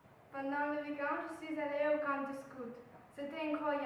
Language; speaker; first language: French; non-native, learner; Russian